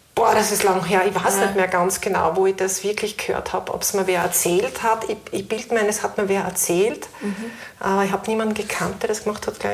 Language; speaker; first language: German; native; German